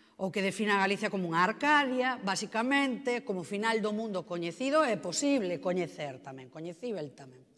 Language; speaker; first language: Galician; native; Galician